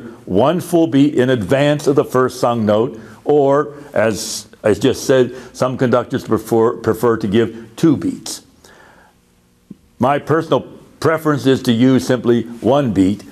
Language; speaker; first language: English; native; English